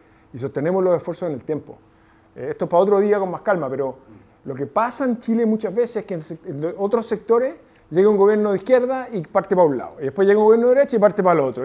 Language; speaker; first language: Spanish; native; Spanish